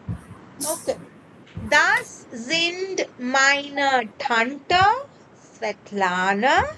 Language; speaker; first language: German; non-native, learner; Tamil